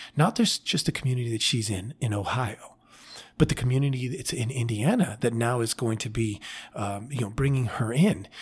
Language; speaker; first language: English; native; English